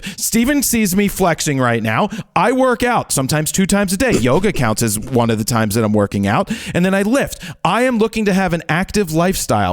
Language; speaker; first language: English; native; English